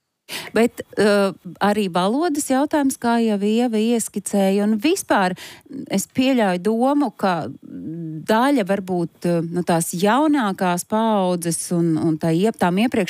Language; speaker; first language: Latvian; native; Latvian